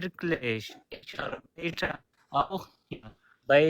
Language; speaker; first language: German; non-native, learner; Pashto